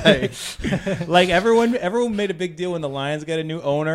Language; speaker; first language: English; native; English